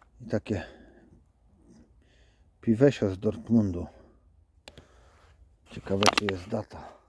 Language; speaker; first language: Polish; native; Polish